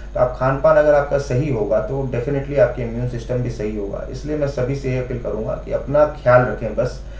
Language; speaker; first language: Hindi; native; Hindi